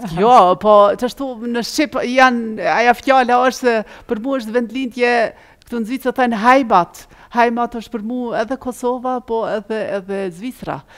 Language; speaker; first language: Albanian; early bilingual, heritage; Albanian